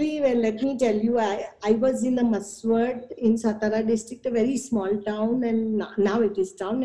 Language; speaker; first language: English; non-native, local second language; Gujarati